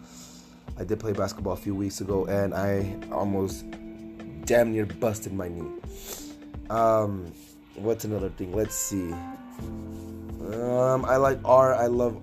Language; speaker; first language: English; native; English